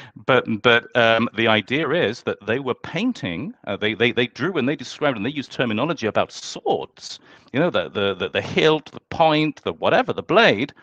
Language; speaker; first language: English; native; English